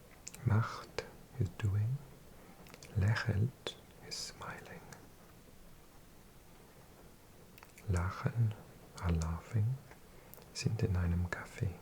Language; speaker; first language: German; non-native, learner; English